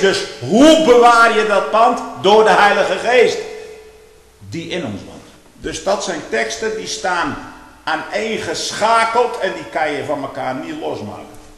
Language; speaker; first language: Dutch; native; Dutch